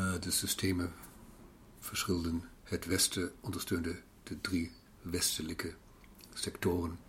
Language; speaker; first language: Dutch; non-native, fluent; German